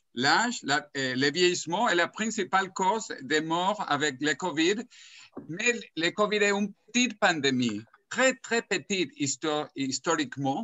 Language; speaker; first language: French; non-native, fluent; Spanish